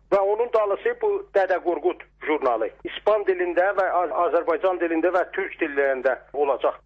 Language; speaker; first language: Azerbaijani; native; Azerbaijani